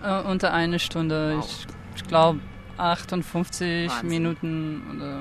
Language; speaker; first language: German; non-native, fluent; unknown